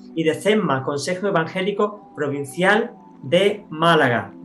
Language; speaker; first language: Spanish; native; Spanish